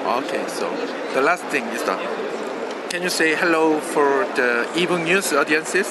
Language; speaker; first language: English; non-native, learner; Korean